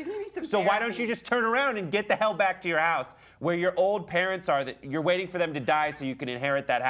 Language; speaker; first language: English; native; English